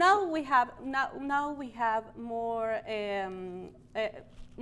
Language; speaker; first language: English; non-native, learner; Spanish